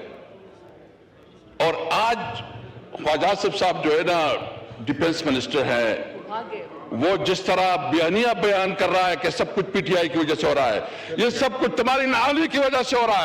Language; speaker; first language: Urdu; non-native, local second language; Pashto